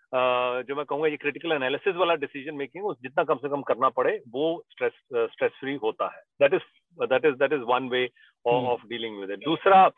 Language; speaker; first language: Hindi; native; Hindi